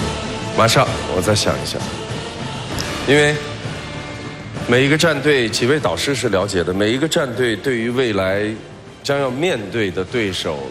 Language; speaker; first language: Chinese; native; Chinese